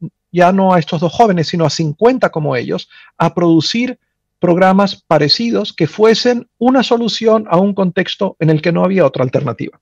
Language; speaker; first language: Spanish; native; Spanish